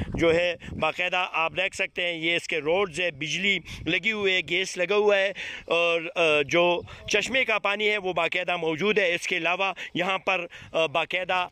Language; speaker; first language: Urdu; non-native, local second language; Pashto